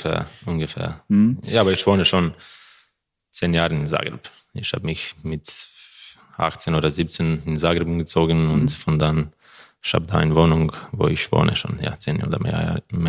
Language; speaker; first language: German; non-native, learner; Croatian